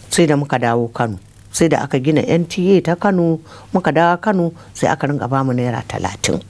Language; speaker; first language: Hausa; native; Hausa